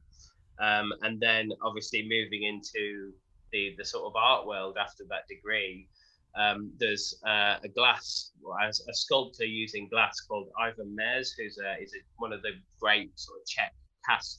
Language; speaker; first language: English; native; English